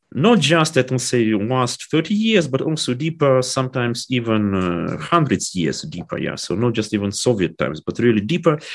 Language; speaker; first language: English; non-native, fluent; Ukrainian